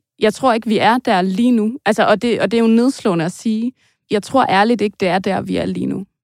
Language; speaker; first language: Danish; native; Danish